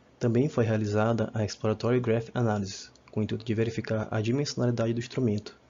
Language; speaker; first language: Portuguese; native; Portuguese